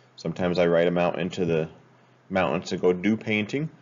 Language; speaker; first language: English; native; English